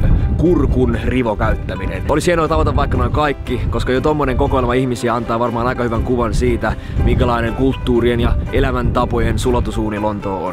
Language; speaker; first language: Finnish; native; Finnish